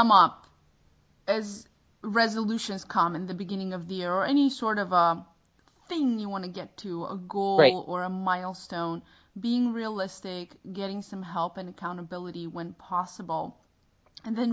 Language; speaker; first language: English; non-native, fluent; Bulgarian